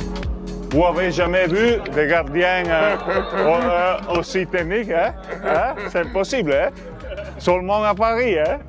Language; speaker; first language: French; non-native, learner; Italian